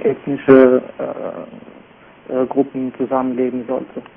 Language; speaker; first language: German; non-native, fluent; Albanian